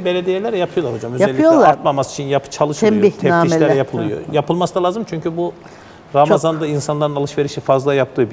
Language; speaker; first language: Turkish; native; Turkish